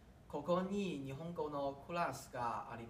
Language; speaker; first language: Japanese; non-native, learner; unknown